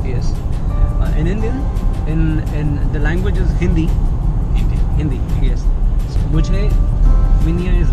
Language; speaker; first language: English; non-native, local second language; Hindi